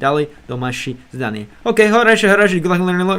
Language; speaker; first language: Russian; non-native, learner; English